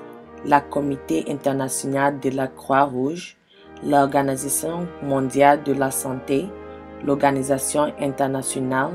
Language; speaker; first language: French; non-native, learner; English